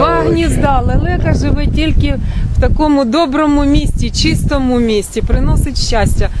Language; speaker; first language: Ukrainian; native; Ukrainian